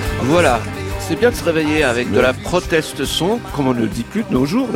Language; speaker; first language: French; native; French